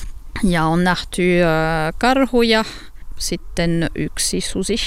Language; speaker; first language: Finnish; non-native, learner; French